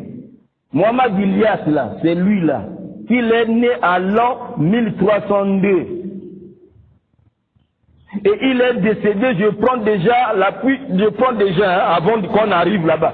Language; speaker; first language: French; non-native, local second language; Lingala